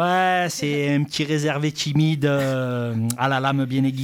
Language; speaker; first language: French; native; French